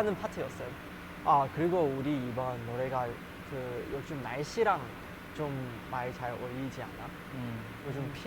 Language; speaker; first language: Korean; non-native, learner; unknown